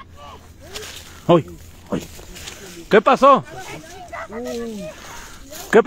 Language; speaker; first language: Spanish; native; Spanish